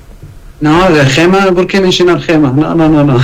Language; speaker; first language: Spanish; non-native, learner; Arabic